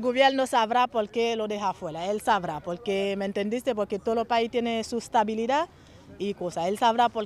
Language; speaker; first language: Spanish; non-native, fluent; Haitian Creole